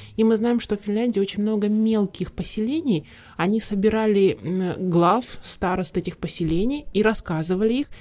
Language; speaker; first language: Russian; native; Russian